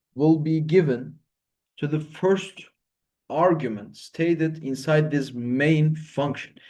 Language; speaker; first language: English; non-native, fluent; Turkish